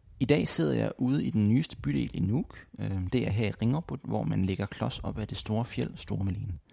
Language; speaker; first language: Danish; native; Danish